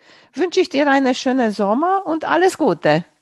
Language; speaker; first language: German; non-native, fluent; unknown